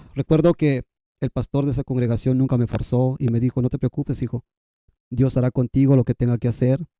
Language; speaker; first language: Spanish; non-native, local second language; Kʼicheʼ